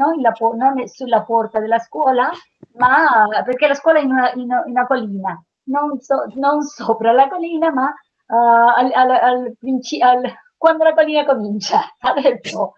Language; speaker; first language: Italian; non-native, learner; Spanish